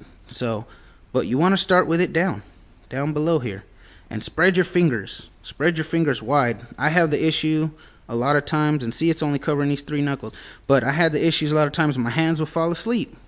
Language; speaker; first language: English; native; English